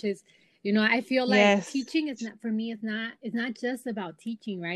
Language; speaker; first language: English; native; English